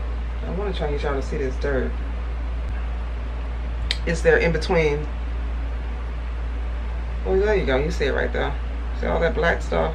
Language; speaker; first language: English; native; English